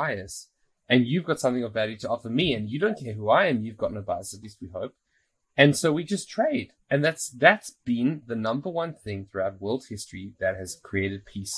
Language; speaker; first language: English; native; English